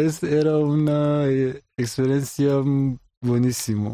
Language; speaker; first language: Spanish; non-native, learner; Persian